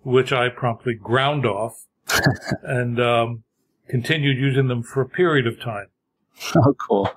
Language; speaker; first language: English; native; English